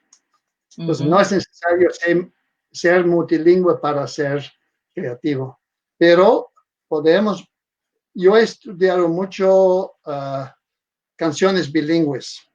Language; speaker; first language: Spanish; non-native, fluent; Dutch